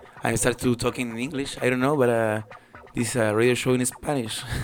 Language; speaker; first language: English; non-native, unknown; Spanish